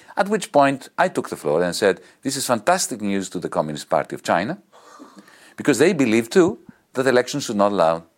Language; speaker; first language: English; non-native, fluent; Greek